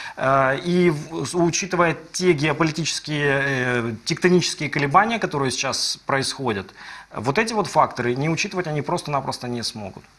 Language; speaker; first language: Russian; native; Russian